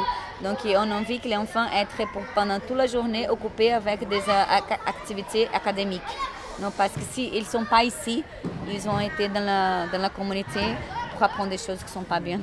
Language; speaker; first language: French; non-native, fluent; Portuguese